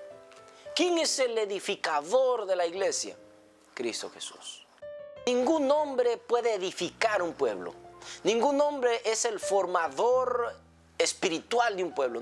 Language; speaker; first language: Spanish; native; Spanish